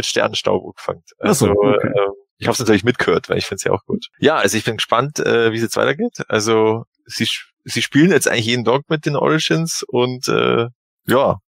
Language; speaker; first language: German; native; German